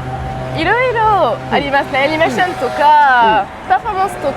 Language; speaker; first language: Japanese; non-native, learner; French